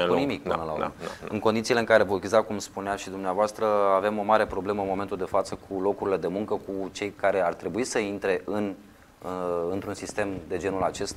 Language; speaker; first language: Romanian; native; Romanian